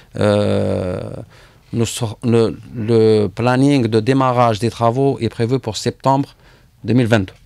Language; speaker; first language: French; non-native, local second language; Arabic